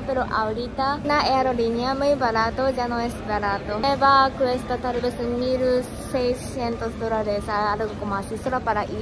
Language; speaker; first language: Spanish; non-native, learner; Japanese